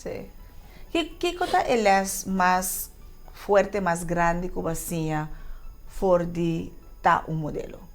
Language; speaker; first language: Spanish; non-native, fluent; Papiamento